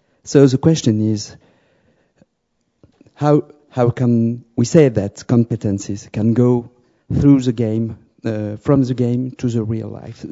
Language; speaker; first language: English; non-native, fluent; French